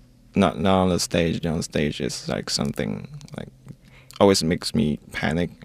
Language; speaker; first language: English; non-native, learner; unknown